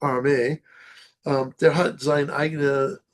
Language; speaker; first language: German; non-native, learner; English